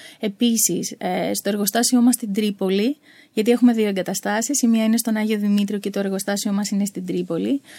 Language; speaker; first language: Greek; native; Greek